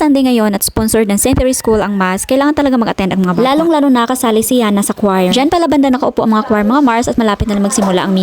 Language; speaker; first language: Filipino; non-native, local second language; Cebuano